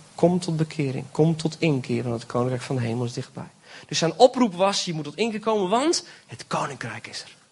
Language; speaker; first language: Dutch; native; Dutch